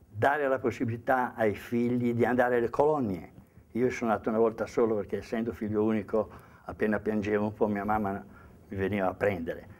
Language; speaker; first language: Italian; native; Italian